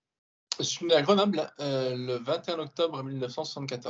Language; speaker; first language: French; native; French